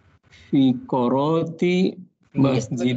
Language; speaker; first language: Arabic; non-native, learner; Indonesian